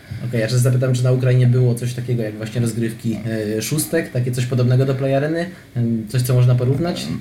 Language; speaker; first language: Polish; native; Polish